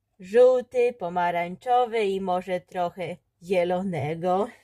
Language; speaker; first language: Polish; early bilingual, heritage; Polish